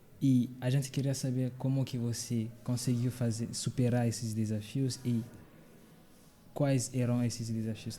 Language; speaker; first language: Portuguese; non-native, fluent; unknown